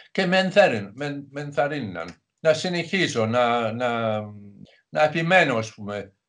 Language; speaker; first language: Greek; non-native, fluent; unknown